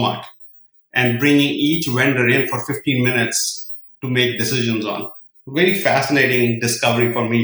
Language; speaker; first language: English; non-native, local second language; Kashmiri